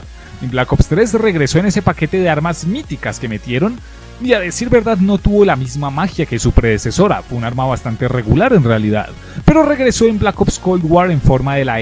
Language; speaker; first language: Spanish; native; Spanish